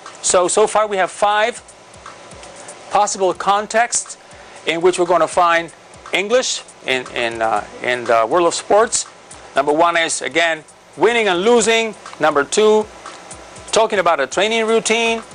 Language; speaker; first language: English; non-native, fluent; Spanish